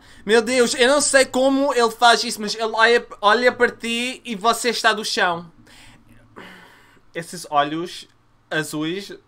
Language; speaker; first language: Portuguese; early bilingual, heritage; Portuguese